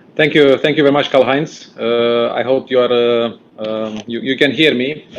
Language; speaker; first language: English; non-native, fluent; Romanian